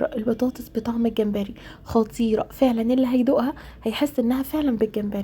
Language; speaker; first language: Arabic; native; Arabic